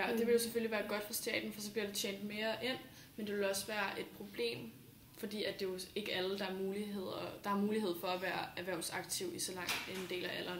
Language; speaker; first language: Danish; native; Danish